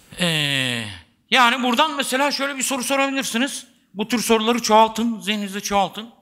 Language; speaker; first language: Turkish; native; Turkish